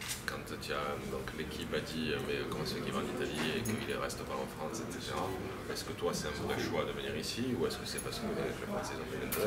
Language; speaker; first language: French; non-native, fluent; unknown